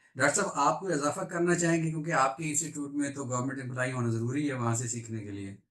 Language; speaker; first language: Urdu; native; Urdu